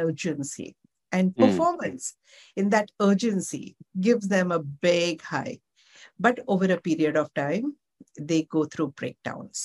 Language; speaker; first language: English; non-native, local second language; Gujarati